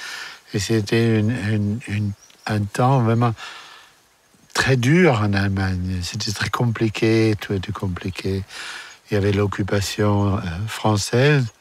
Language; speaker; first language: French; non-native, fluent; German